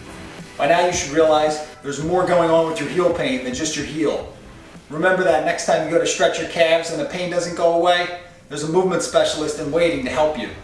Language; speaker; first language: English; native; English